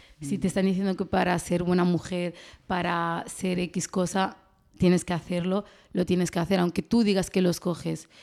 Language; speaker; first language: Spanish; early bilingual, other home language; Arabic